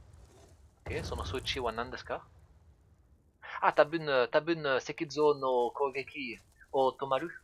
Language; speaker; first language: Japanese; non-native, learner; French